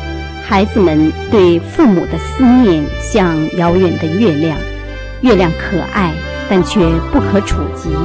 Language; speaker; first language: Chinese; native; Chinese